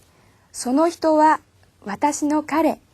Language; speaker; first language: Japanese; non-native, fluent; Korean